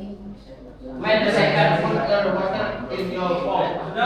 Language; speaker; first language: English; non-native, learner; Indonesian